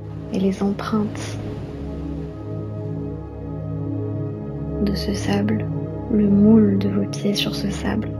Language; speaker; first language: French; native; French